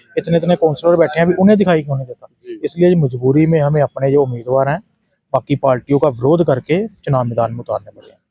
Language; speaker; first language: Hindi; non-native, local second language; Punjabi